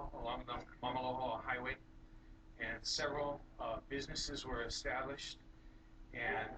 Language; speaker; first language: English; native; English